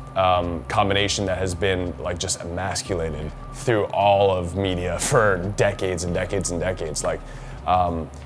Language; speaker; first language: English; native; English